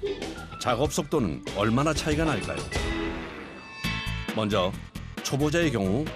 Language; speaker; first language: Korean; native; Korean